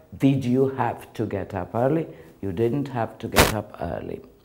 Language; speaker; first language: English; non-native, fluent; Georgian